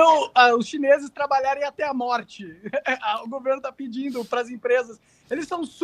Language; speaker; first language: Portuguese; native; Portuguese